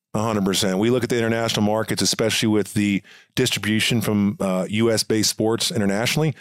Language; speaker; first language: English; native; English